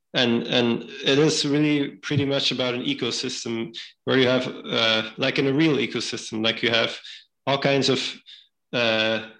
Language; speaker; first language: English; non-native, fluent; Dutch